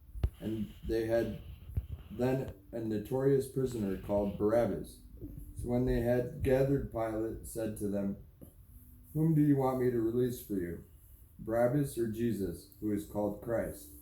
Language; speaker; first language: English; native; English